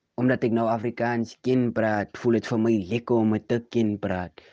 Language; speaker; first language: Afrikaans; non-native, local second language; English